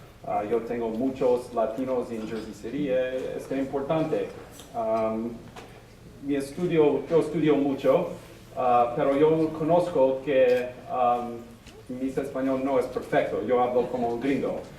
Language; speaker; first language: Spanish; non-native, learner; English